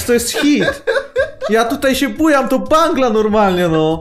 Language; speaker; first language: Polish; native; Polish